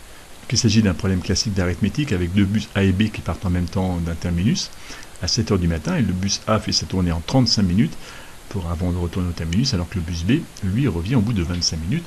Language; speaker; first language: French; native; French